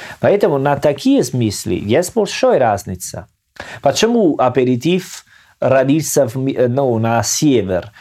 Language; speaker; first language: Russian; non-native, learner; Italian